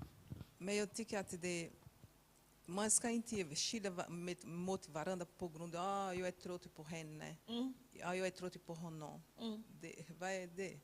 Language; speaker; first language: Swedish; non-native, fluent; Portuguese